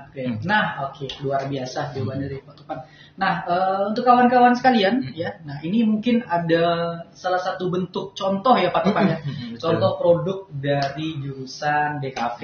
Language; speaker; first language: Indonesian; native; Indonesian